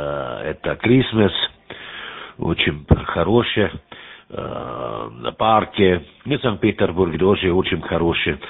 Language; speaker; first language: Russian; non-native, learner; German